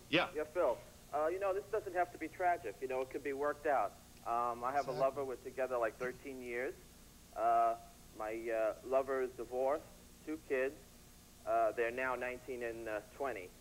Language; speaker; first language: English; native; English